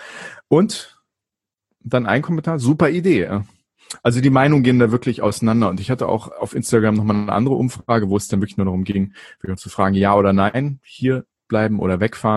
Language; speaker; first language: German; native; German